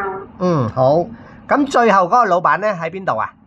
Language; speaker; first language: Cantonese; native; Cantonese